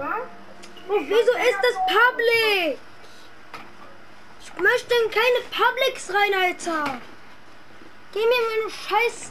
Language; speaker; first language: German; native; German